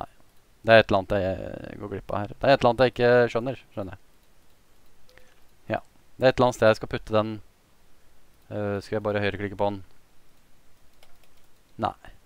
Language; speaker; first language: Norwegian; native; Norwegian